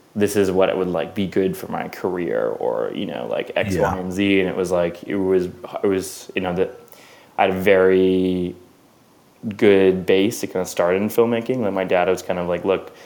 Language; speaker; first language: English; native; English